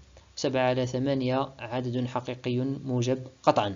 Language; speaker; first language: Arabic; native; Arabic